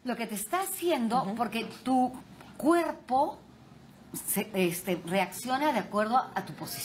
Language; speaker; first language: Spanish; native; Spanish